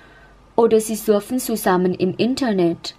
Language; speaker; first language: German; non-native, learner; Thai